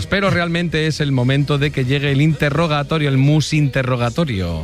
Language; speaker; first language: Spanish; native; Spanish